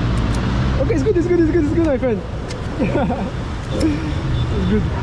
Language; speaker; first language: English; non-native, learner; French